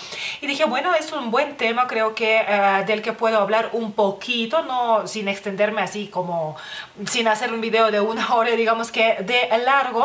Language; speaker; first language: Spanish; non-native, fluent; Lithuanian